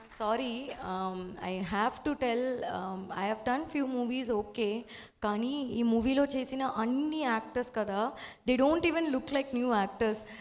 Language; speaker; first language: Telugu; non-native, learner; Tamil